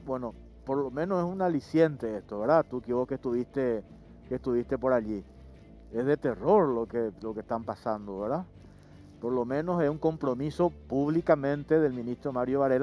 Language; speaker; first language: Spanish; native; Spanish